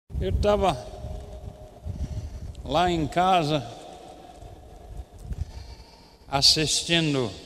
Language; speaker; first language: Portuguese; non-native, fluent; English